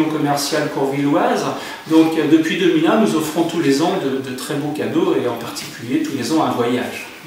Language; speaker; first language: French; native; French